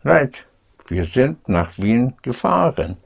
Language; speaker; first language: German; non-native, fluent; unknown